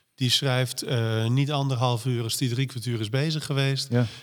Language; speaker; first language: Dutch; native; Dutch